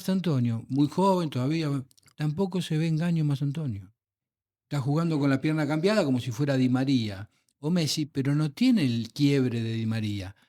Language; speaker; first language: Spanish; native; Spanish